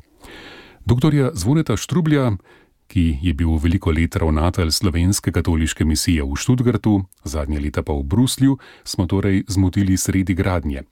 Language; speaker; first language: Slovenian; native; Slovenian